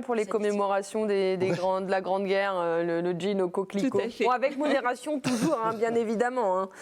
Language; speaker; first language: French; native; French